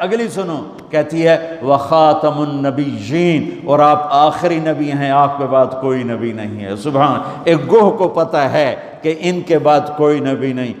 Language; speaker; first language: Urdu; non-native, local second language; Punjabi